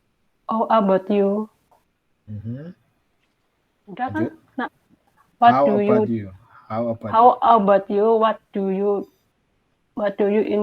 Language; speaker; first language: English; non-native, learner; Indonesian